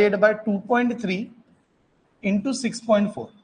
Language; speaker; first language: Hindi; non-native, local second language; Marathi